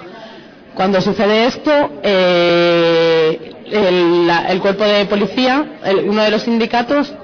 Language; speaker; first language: Spanish; native; Spanish